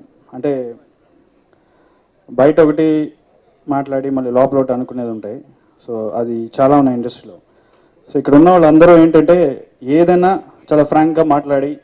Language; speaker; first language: Telugu; native; Telugu